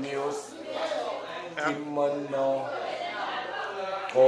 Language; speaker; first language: English; non-native, learner; Chinese